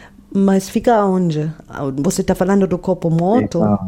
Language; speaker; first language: Portuguese; non-native, fluent; German